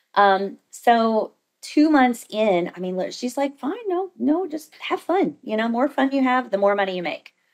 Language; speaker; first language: English; native; English